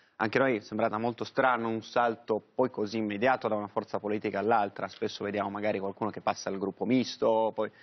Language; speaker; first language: Italian; native; Italian